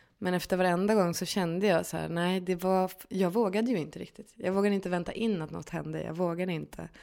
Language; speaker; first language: Swedish; native; Swedish